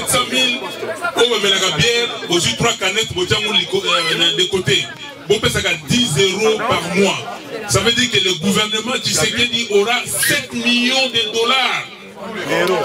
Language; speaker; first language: French; non-native, local second language; Lingala